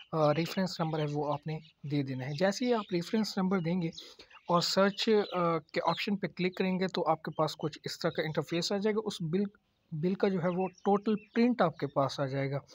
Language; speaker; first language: Urdu; native; Urdu